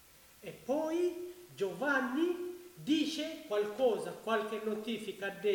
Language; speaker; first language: Italian; non-native, learner; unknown